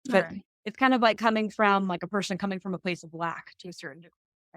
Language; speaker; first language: English; native; English